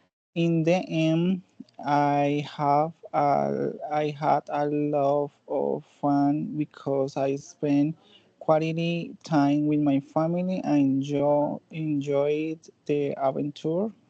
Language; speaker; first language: English; non-native, learner; Spanish